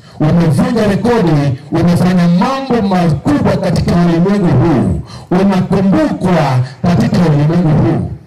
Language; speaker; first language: Swahili; non-native, local second language; Gusii